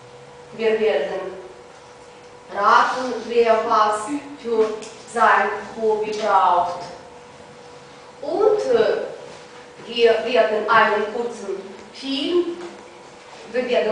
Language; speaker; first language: German; non-native, fluent; Russian